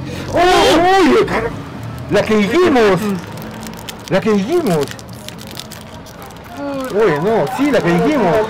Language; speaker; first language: Spanish; native; Spanish